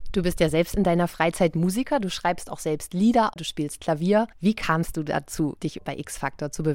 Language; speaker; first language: German; native; German